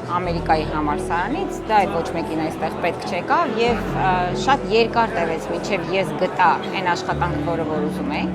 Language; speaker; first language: Armenian; native; Armenian